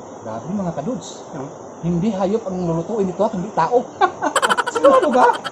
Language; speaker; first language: Filipino; non-native, local second language; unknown